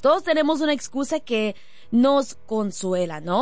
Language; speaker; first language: Spanish; early bilingual, heritage; Spanish